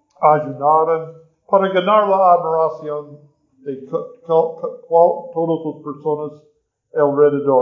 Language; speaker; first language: Spanish; non-native, learner; English